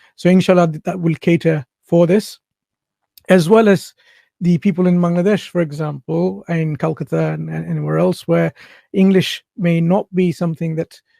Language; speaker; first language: English; non-native, local second language; Bangla